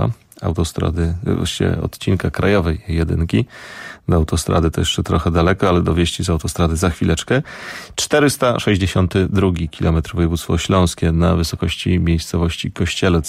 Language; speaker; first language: Polish; native; Polish